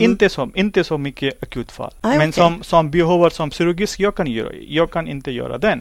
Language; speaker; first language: Swedish; non-native, learner; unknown